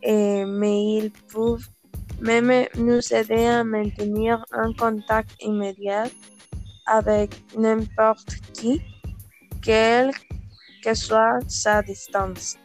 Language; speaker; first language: French; non-native, learner; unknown